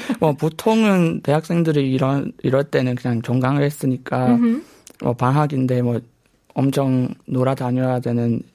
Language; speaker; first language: Korean; non-native, fluent; Burmese